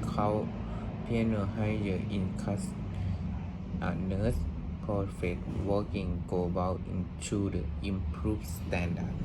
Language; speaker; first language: English; non-native, learner; Thai